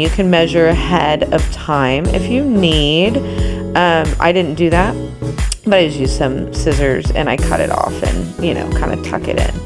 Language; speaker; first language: English; native; English